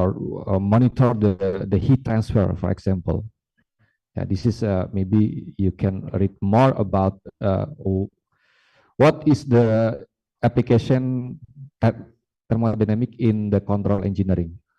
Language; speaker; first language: English; non-native, fluent; Indonesian